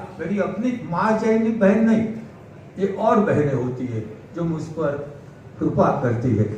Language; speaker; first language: Hindi; non-native, local second language; Gujarati